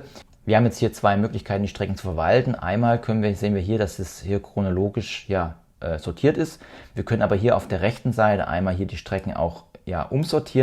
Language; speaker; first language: German; native; German